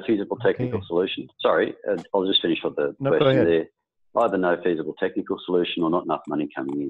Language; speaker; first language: English; native; English